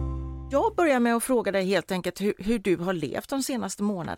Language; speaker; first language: Swedish; native; Swedish